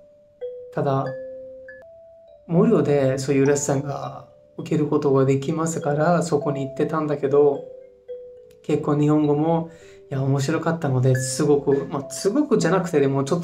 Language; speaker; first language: Japanese; non-native, fluent; Hindi